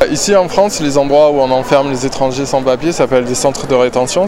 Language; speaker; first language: French; native; French